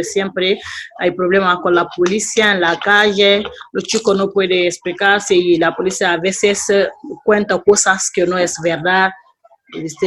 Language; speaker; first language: Spanish; non-native, learner; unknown